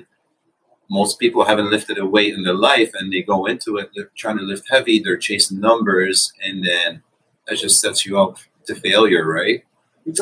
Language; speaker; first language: English; non-native, fluent; Arabic